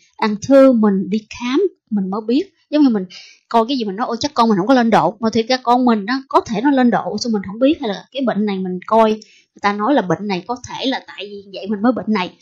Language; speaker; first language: Vietnamese; early bilingual, heritage; Vietnamese